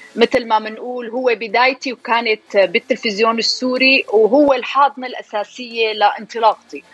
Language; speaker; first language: Arabic; native; Arabic